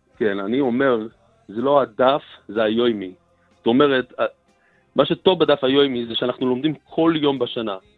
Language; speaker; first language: Hebrew; non-native, fluent; English